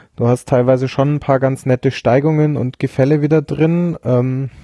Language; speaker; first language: German; native; German